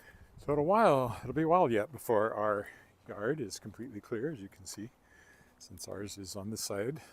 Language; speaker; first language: English; native; English